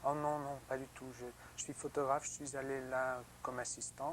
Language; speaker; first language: French; non-native, learner; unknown